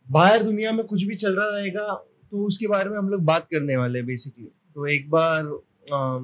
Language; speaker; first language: Hindi; non-native, local second language; Marathi